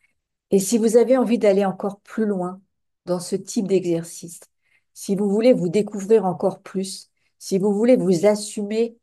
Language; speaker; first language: French; native; French